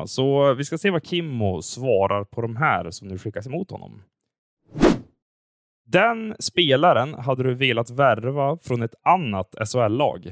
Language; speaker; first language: Swedish; native; Swedish